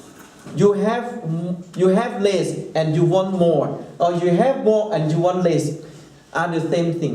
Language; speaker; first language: English; non-native, fluent; Thai